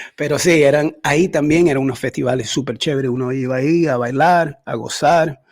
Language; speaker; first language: Spanish; early bilingual, heritage; Spanish